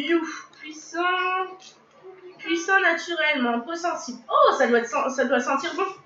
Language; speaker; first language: French; native; French